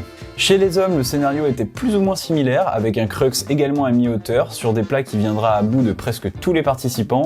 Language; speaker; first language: French; native; French